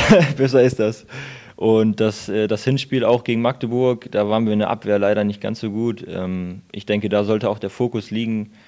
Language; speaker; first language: German; native; German